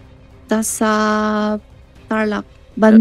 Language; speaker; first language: Filipino; non-native, learner; Chinese